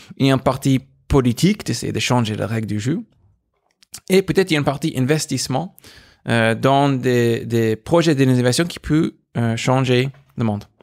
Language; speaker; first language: French; non-native, fluent; English